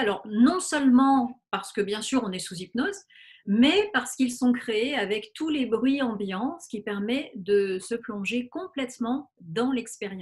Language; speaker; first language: French; native; French